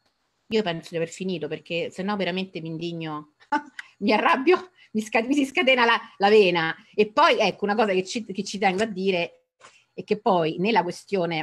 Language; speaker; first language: Italian; native; Italian